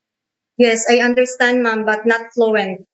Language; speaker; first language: English; non-native, learner; Cebuano